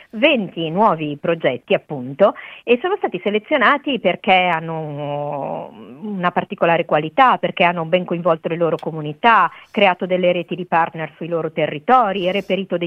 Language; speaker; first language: Italian; native; Italian